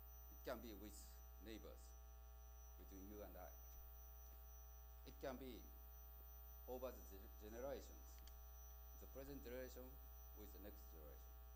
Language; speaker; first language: English; non-native, fluent; Japanese